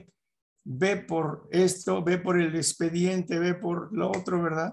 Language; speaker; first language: Spanish; native; Spanish